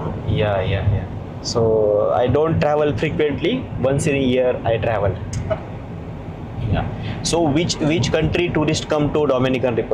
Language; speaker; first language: English; non-native, local second language; Hindi